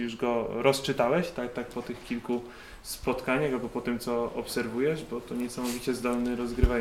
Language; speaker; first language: Polish; native; Polish